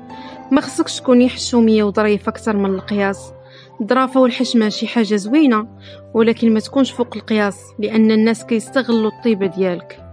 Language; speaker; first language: Arabic; native; Arabic